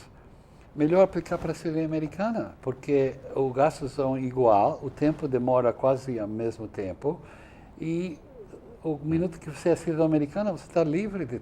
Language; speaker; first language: Portuguese; non-native, fluent; English